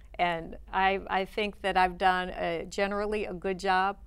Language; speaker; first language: English; native; English